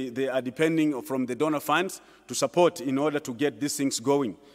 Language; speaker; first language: English; non-native, local second language; Swahili